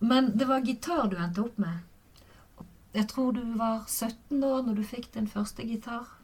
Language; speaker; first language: Norwegian; native; Norwegian